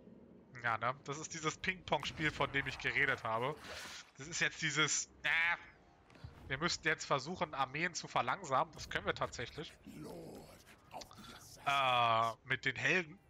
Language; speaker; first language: German; native; German